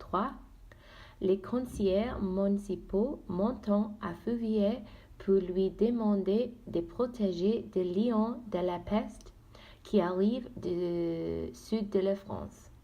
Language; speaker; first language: French; non-native, learner; Dutch